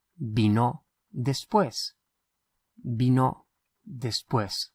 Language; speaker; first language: Spanish; non-native, fluent; English